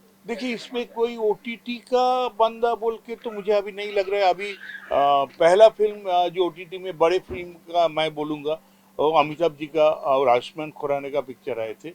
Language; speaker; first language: Hindi; non-native, local second language; Bangla